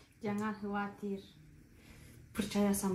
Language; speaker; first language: Indonesian; non-native, learner; Turkish